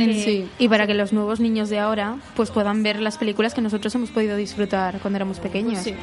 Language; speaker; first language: Spanish; native; Spanish